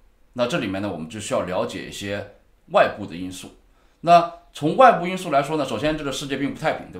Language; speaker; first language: Chinese; native; Chinese